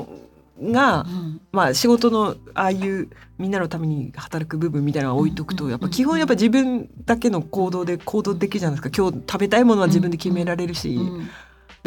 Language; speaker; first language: Japanese; native; Japanese